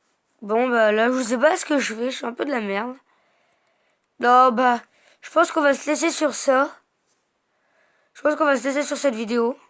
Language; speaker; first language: French; native; French